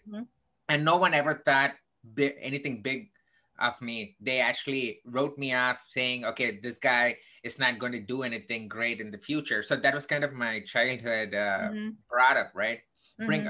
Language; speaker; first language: English; non-native, local second language; Tamil